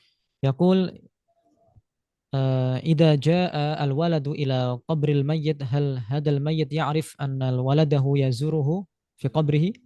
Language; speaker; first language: Arabic; non-native, fluent; Indonesian